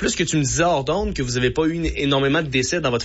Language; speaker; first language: French; native; French